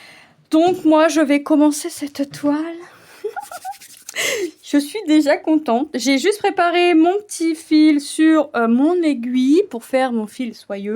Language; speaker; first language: French; native; French